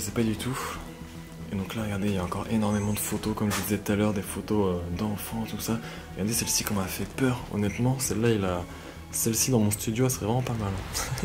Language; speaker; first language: French; native; French